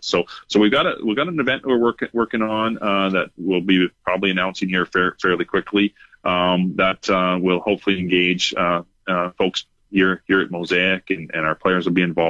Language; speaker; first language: English; native; English